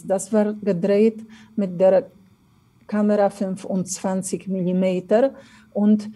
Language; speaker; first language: German; non-native, fluent; Polish